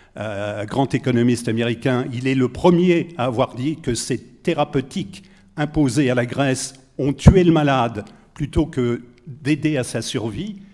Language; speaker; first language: French; native; French